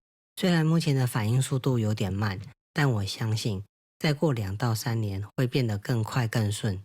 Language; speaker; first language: Chinese; native; Chinese